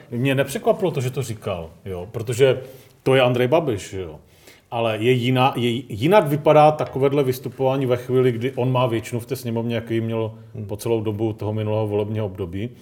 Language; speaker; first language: Czech; early bilingual, other home language; Greek